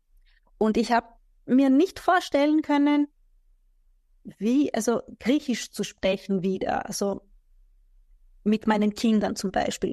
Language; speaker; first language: German; non-native, fluent; Greek